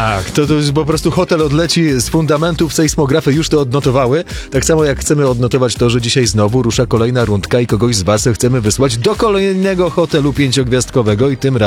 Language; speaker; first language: Polish; native; Polish